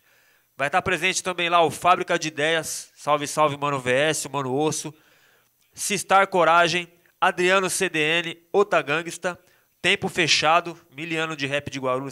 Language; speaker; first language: Portuguese; native; Portuguese